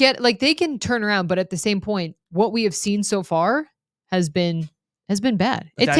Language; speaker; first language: English; native; English